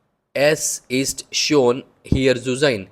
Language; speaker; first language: German; non-native, learner; Hindi